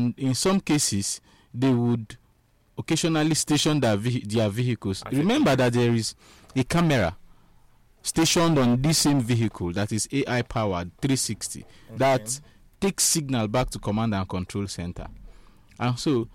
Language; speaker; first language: English; non-native, local second language; Igbo